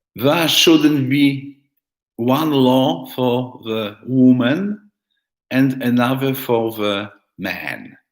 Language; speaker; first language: English; non-native, fluent; Polish